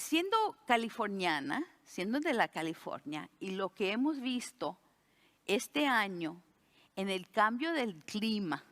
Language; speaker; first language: Spanish; early bilingual, heritage; Spanish